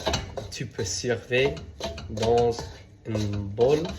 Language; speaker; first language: French; non-native, learner; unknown